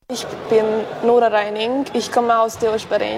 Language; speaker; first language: German; non-native, local second language; Hungarian